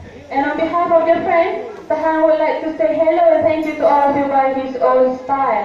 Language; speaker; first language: English; non-native, local second language; Malay